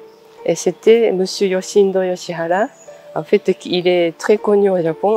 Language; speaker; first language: French; non-native, fluent; Japanese